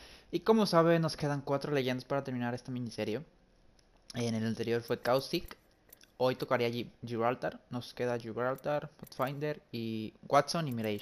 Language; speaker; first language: Spanish; native; Spanish